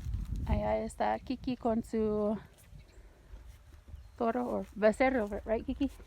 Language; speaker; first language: Spanish; non-native, learner; English